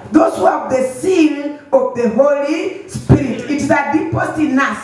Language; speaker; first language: English; non-native, local second language; Swahili